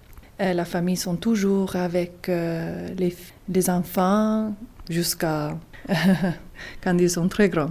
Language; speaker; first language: French; non-native, fluent; Italian